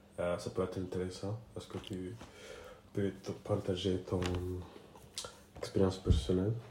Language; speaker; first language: French; non-native, learner; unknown